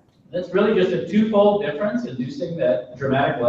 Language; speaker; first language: English; native; English